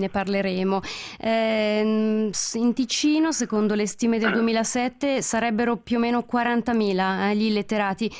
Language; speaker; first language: Italian; native; Italian